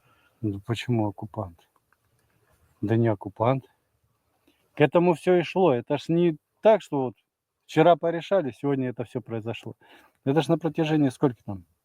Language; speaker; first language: Russian; native; Russian